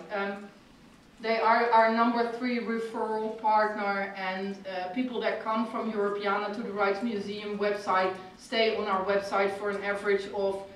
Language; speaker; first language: English; non-native, fluent; Dutch